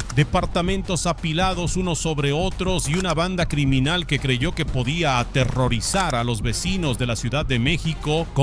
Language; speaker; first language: Spanish; native; Spanish